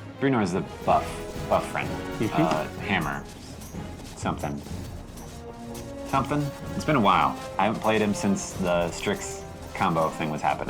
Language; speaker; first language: English; native; English